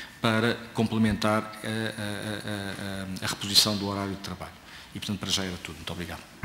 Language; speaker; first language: Portuguese; native; Portuguese